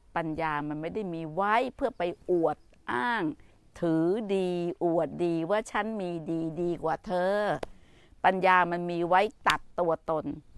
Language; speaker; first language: Thai; native; Thai